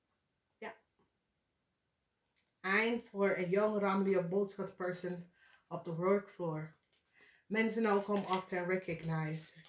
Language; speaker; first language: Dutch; non-native, fluent; English